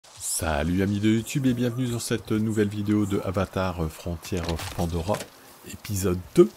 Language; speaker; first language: French; native; French